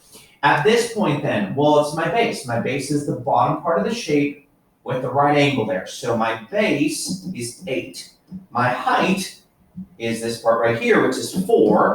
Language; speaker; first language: English; native; English